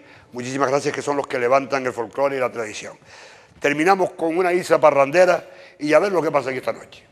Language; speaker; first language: Spanish; native; Spanish